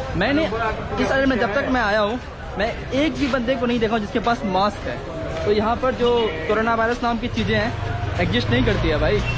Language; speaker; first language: Hindi; native; Hindi